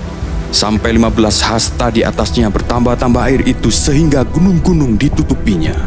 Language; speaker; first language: Indonesian; native; Indonesian